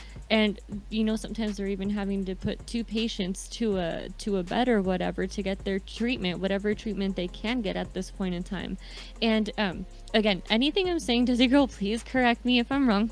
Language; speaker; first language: English; early bilingual, other home language; Spanish